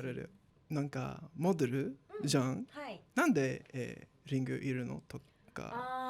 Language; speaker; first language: Japanese; non-native, learner; English